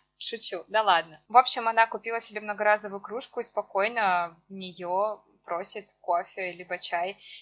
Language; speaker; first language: Russian; native; Russian